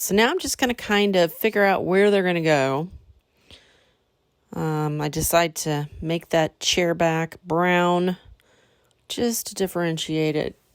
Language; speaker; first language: English; native; English